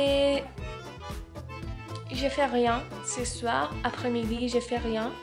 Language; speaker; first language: French; non-native, learner; Spanish